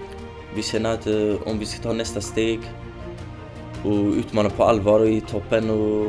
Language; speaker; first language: Swedish; early bilingual, other home language; Kurdish